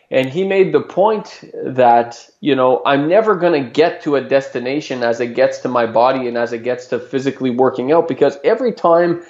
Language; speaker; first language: English; native; English